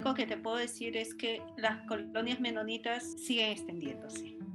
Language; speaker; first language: Spanish; native; Spanish